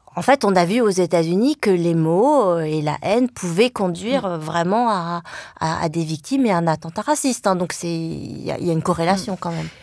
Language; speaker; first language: French; early bilingual, other home language; Vietnamese